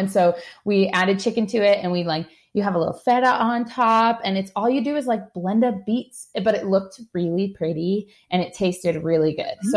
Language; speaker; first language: English; native; English